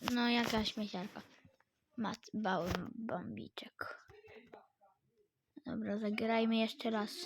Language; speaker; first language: Polish; native; Polish